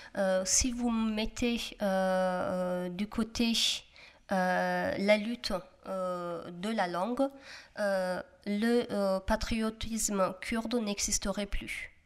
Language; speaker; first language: French; non-native, fluent; Kurdish